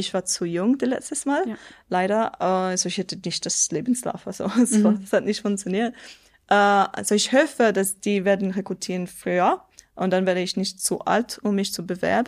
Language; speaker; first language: German; non-native, local second language; French